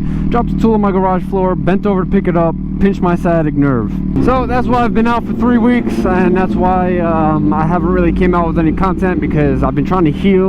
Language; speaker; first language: English; native; English